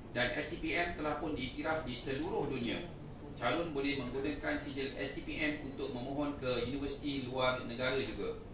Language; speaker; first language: Malay; native; Malay